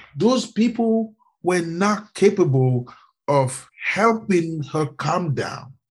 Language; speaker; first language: English; non-native, fluent; French